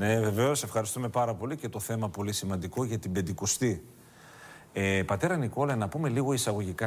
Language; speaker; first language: Greek; native; Greek